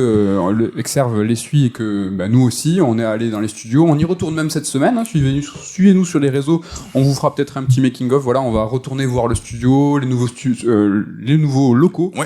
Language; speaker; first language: French; native; French